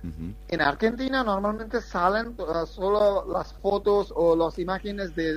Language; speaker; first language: Spanish; non-native, fluent; Bangla